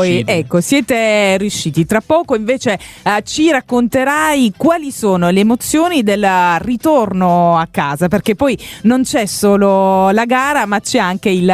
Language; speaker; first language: Italian; native; Italian